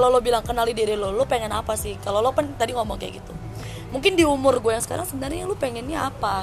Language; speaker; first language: Indonesian; native; Indonesian